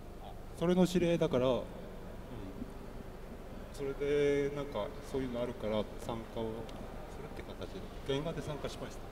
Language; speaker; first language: Japanese; native; Japanese